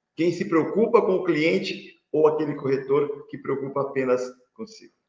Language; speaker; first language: Portuguese; native; Portuguese